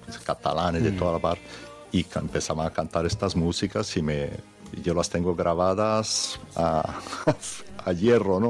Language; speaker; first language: Spanish; early bilingual, heritage; Spanish